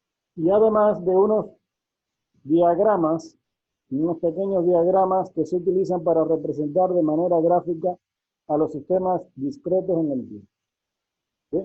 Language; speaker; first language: Spanish; native; Spanish